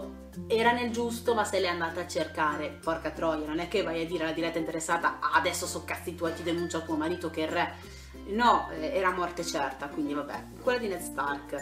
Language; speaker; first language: Italian; native; Italian